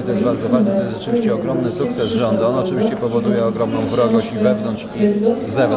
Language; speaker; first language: Polish; native; Polish